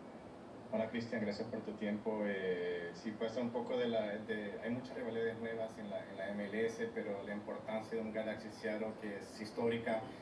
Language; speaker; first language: Spanish; early bilingual, heritage; Spanish